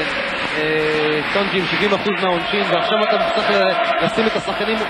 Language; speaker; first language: Hebrew; native; Hebrew